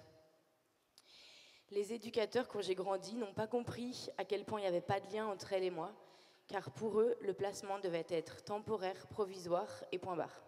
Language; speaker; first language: French; native; French